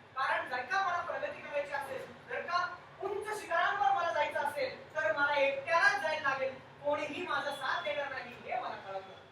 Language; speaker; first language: Marathi; non-native, local second language; Telugu